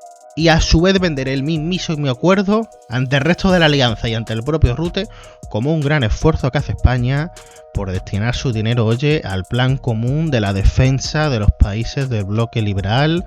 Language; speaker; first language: Spanish; native; Spanish